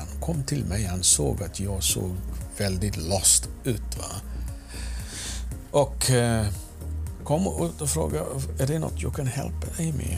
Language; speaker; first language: Swedish; non-native, fluent; Afrikaans